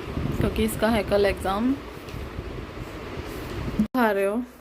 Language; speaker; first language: Hindi; native; Hindi